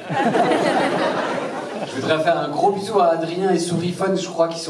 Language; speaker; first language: French; native; French